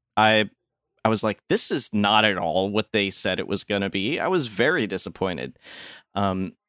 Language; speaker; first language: English; native; English